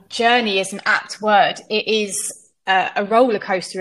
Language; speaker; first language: English; native; English